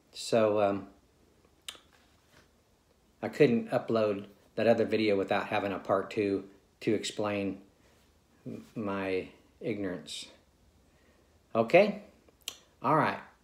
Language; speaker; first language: English; native; English